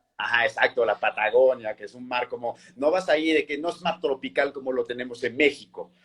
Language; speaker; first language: Spanish; non-native, fluent; French